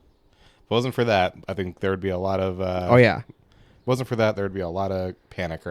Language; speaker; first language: English; native; English